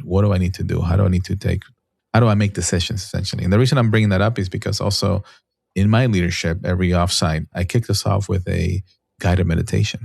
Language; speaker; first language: English; non-native, fluent; Spanish